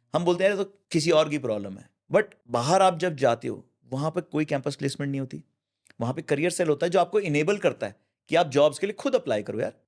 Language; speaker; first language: Hindi; native; Hindi